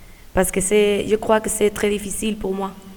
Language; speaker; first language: French; non-native, learner; Spanish